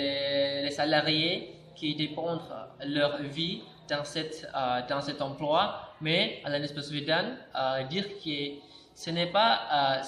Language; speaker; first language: French; non-native, learner; Indonesian